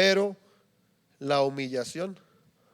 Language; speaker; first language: Spanish; native; Spanish